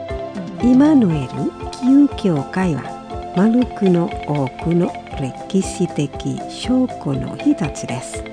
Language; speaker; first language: Japanese; non-native, fluent; Indonesian